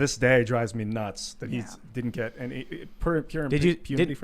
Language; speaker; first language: English; native; English